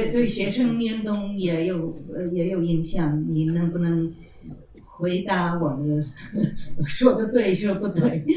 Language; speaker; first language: Chinese; non-native, fluent; Czech